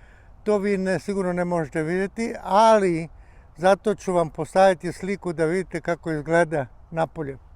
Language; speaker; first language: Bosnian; non-native, local second language; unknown